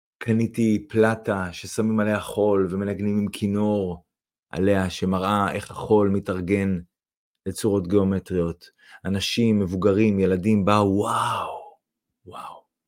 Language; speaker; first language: Hebrew; non-native, fluent; Russian